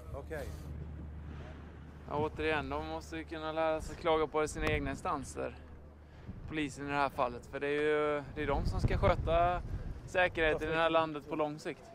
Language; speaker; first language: Swedish; native; Swedish